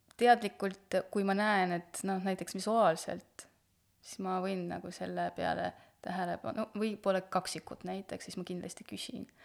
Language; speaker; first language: Estonian; non-native, local second language; Russian